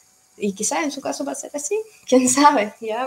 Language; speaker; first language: Spanish; non-native, fluent; Russian